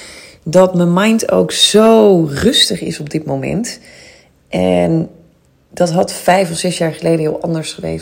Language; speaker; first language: Dutch; native; Dutch